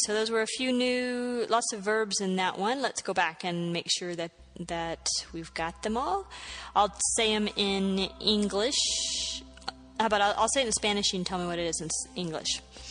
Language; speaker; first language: English; native; English